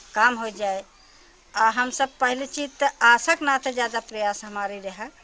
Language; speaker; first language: Hindi; native; Hindi